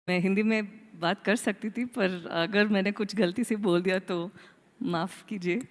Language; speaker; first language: Hindi; non-native, local second language; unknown